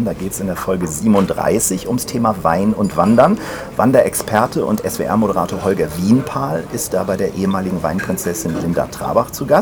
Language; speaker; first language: German; native; German